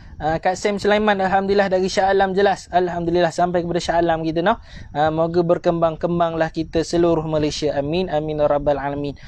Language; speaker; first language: Malay; native; Malay